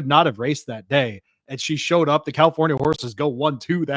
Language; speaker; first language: English; native; English